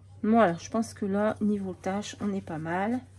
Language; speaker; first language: French; native; French